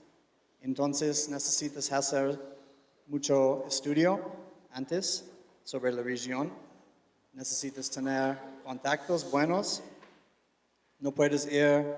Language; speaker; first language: Spanish; non-native, fluent; English